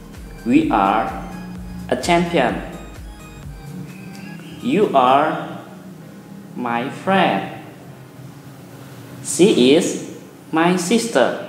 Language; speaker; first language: English; non-native, local second language; Indonesian